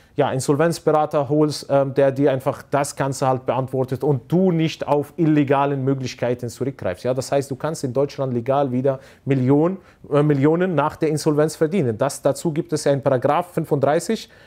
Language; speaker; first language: German; non-native, fluent; Arabic